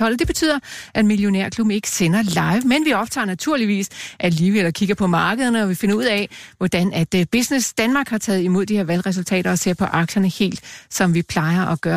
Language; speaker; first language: Danish; native; Danish